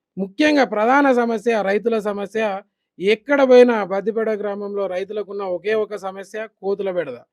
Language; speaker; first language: Telugu; native; Telugu